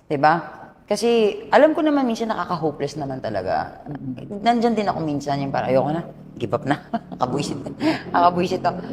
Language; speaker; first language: Filipino; native; Filipino